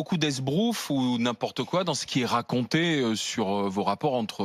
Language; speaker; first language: French; native; French